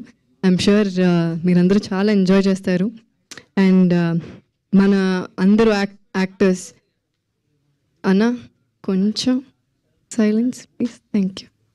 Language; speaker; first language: Telugu; non-native, local second language; Malayalam